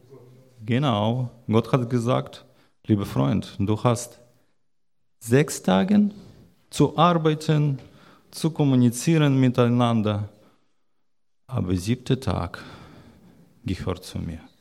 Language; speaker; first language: German; non-native, learner; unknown